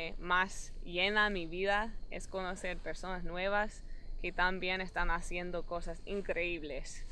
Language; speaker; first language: Spanish; non-native, fluent; English